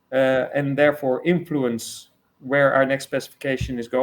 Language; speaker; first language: English; non-native, fluent; Dutch